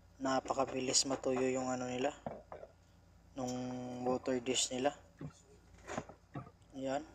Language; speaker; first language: Filipino; native; Filipino